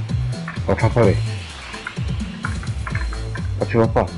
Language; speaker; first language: Swedish; early bilingual, other home language; Turkish